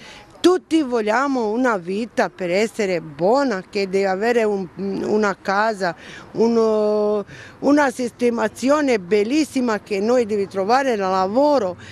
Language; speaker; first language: Italian; non-native, learner; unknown